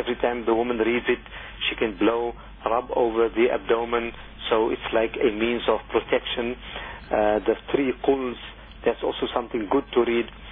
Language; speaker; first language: English; native; English